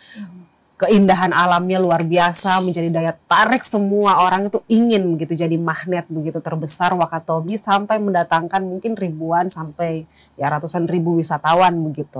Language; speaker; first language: Indonesian; native; Indonesian